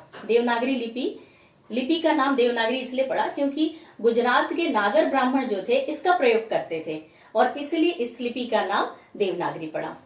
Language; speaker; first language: Hindi; native; Hindi